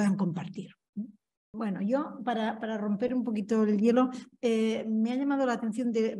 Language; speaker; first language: Spanish; non-native, local second language; Catalan